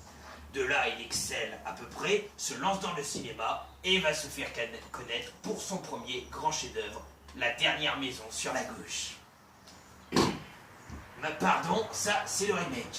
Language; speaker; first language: French; native; French